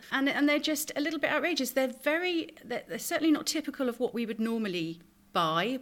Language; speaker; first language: English; native; English